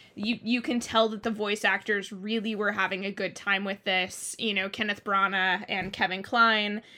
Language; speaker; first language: English; early bilingual, other home language; Thai